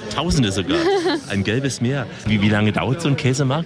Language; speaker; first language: German; native; German